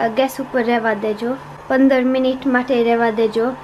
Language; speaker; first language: Gujarati; early bilingual, heritage; Gujarati